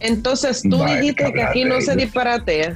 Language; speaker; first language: Spanish; native; Spanish